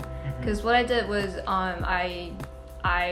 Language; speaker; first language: English; non-native, local second language; Cantonese